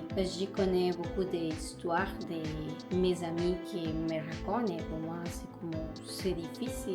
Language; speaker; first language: French; non-native, learner; Spanish